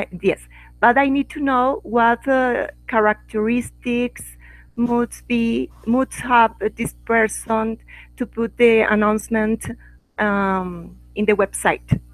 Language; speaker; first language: English; non-native, learner; Spanish